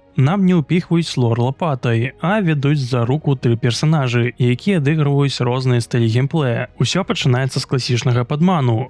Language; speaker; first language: Belarusian; native; Belarusian